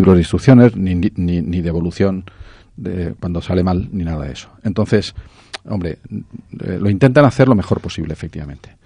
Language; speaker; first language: Spanish; native; Spanish